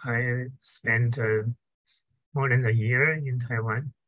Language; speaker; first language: English; non-native, fluent; Chinese